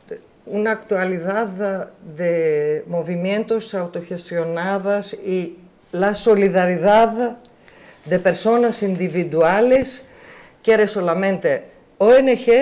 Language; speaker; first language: Spanish; non-native, learner; Greek